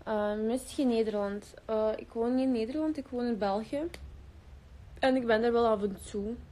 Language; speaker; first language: Dutch; early bilingual, other home language; Russian